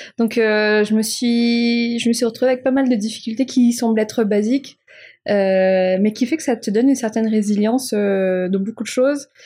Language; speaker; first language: French; non-native, local second language; Malagasy